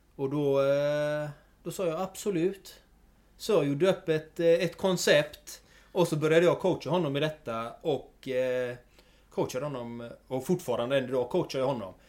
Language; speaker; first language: Swedish; native; Swedish